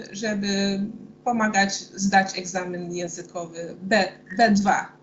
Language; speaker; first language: Polish; non-native, fluent; Hungarian